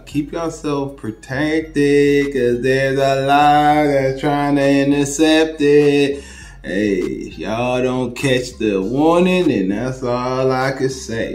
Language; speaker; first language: English; native; English